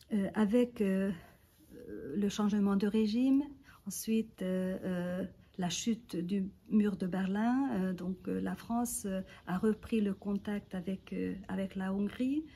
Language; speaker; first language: French; non-native, fluent; Hungarian